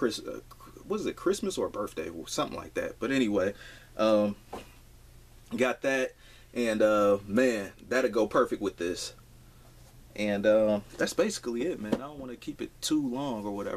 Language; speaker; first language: English; native; English